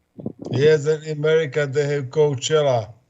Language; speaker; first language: English; non-native, fluent; Slovak